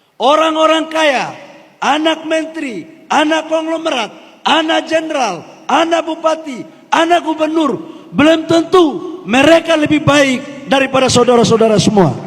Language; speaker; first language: Indonesian; native; Indonesian